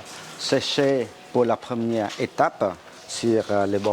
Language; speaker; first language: French; non-native, fluent; Khmer